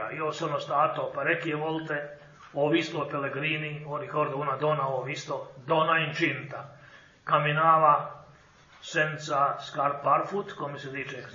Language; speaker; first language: Italian; non-native, fluent; Croatian